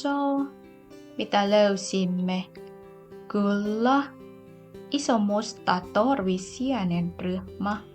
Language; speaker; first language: Finnish; non-native, learner; Thai